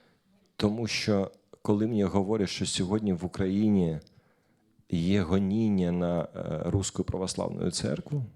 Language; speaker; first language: Ukrainian; non-native, local second language; Russian